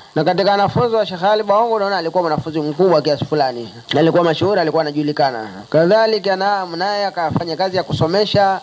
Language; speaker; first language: Swahili; native; Swahili